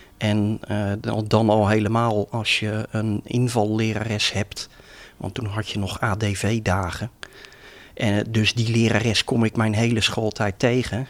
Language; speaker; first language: Dutch; native; Dutch